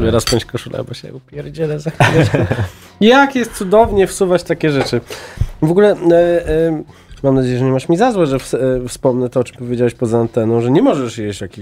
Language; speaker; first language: Polish; native; Polish